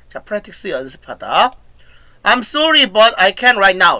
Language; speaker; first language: English; non-native, fluent; Korean